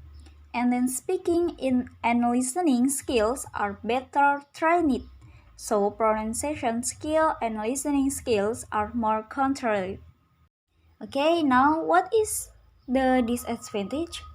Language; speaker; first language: English; non-native, learner; Indonesian